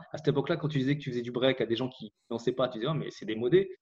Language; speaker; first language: French; native; French